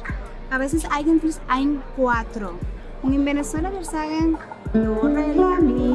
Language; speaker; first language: German; non-native, learner; Spanish